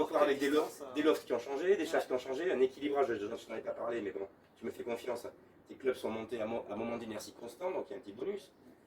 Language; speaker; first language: French; native; French